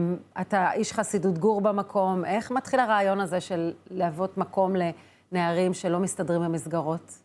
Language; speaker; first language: Hebrew; native; Hebrew